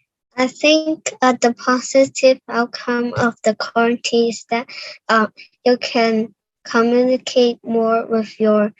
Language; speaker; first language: English; non-native, learner; Cantonese